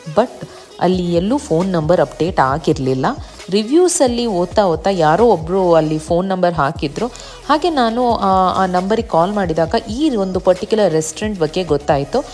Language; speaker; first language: Kannada; native; Kannada